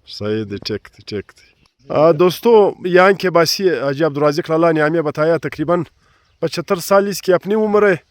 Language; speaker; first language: Urdu; non-native, local second language; Pashto